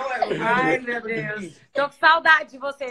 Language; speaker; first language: Portuguese; native; Portuguese